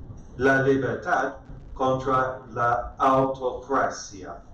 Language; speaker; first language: Spanish; non-native, learner; English